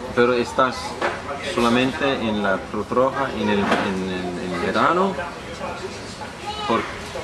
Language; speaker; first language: Spanish; non-native, learner; Danish